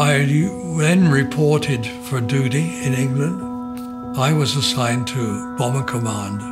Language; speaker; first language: English; native; English